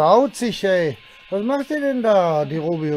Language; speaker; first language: German; native; German